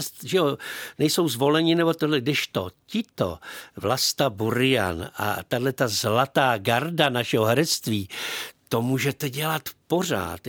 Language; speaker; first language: Czech; native; Czech